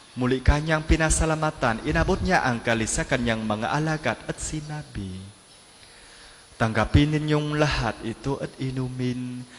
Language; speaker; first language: Filipino; non-native, learner; Vietnamese